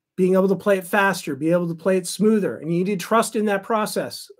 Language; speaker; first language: English; native; English